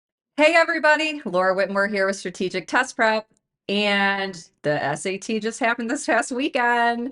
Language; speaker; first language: English; native; English